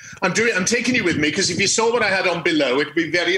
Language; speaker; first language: English; native; English